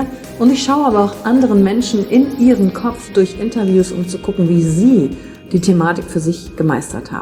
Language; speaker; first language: German; native; German